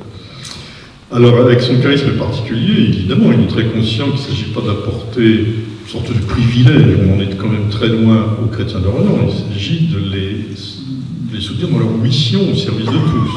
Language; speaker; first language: French; native; French